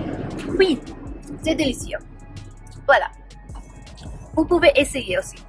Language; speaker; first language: French; non-native, learner; Punjabi